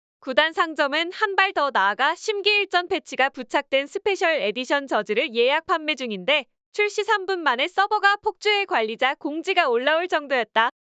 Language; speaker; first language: Korean; native; Korean